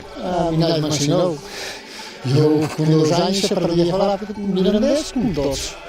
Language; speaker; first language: Portuguese; non-native, local second language; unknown